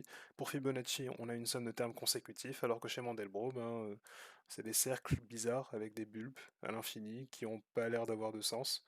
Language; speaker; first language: French; native; French